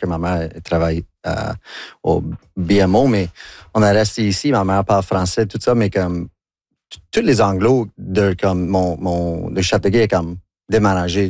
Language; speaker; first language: French; non-native, local second language; English